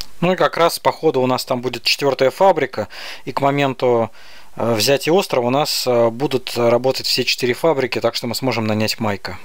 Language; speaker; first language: Russian; native; Russian